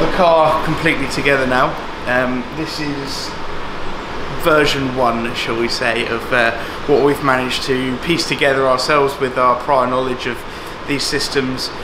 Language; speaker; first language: English; native; English